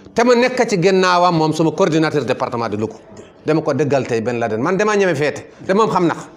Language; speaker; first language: Wolof; non-native, local second language; Fula